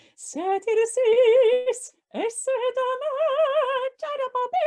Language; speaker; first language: French; non-native, fluent; English